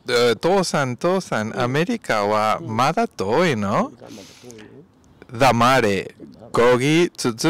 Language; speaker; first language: Japanese; non-native, learner; Spanish